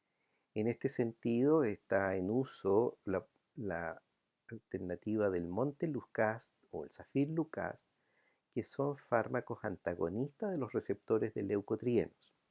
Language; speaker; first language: Spanish; native; Spanish